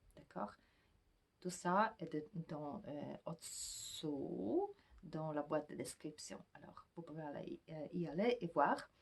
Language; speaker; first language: French; non-native, fluent; Polish